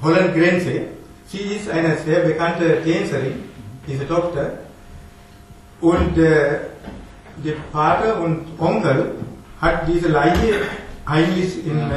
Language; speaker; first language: German; non-native, fluent; Tamil